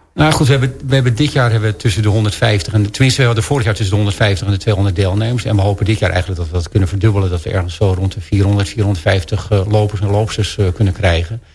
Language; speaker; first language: Dutch; native; Dutch